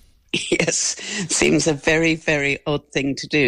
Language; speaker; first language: English; native; English